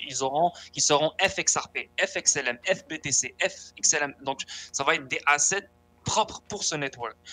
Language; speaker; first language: French; non-native, local second language; Arabic